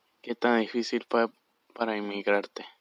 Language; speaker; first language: Spanish; early bilingual, heritage; Spanish